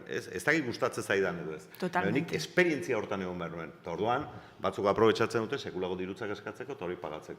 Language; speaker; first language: Basque; native; Basque